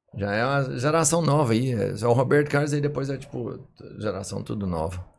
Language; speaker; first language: Portuguese; native; Portuguese